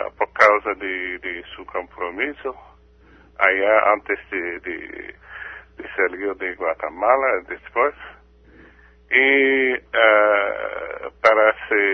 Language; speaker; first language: Spanish; non-native, fluent; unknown